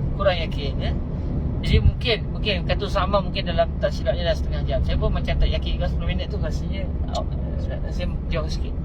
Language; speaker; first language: Malay; native; Malay